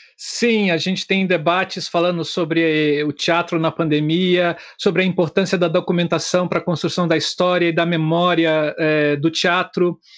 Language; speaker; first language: Portuguese; native; Portuguese